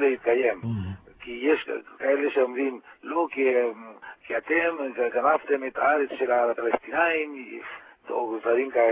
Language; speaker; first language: Hebrew; non-native, fluent; Spanish